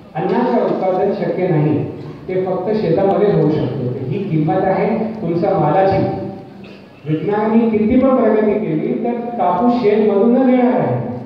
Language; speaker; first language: Marathi; non-native, local second language; Hindi